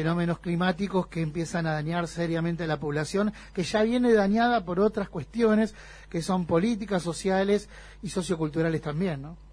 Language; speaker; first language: Spanish; native; Spanish